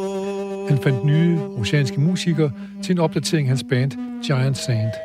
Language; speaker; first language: Danish; native; Danish